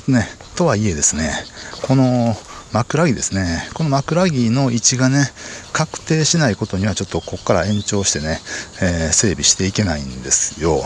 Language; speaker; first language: Japanese; native; Japanese